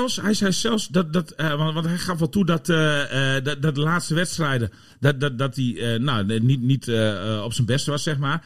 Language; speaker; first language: Dutch; native; Dutch